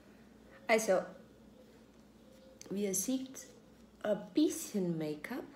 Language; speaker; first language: German; non-native, fluent; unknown